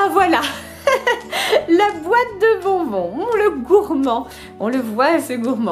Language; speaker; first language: French; native; French